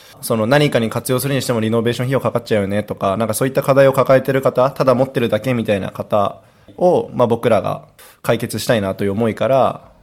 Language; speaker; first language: Japanese; native; Japanese